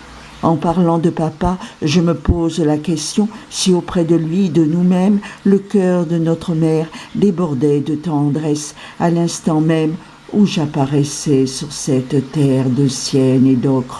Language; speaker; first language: French; native; French